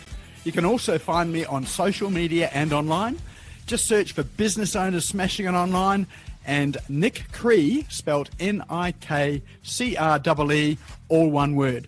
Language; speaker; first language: English; native; English